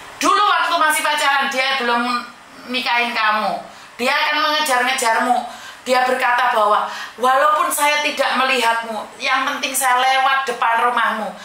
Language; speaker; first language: Indonesian; non-native, local second language; Javanese